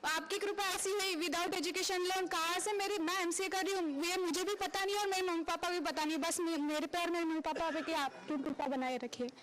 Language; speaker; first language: Hindi; non-native, local second language; Nepali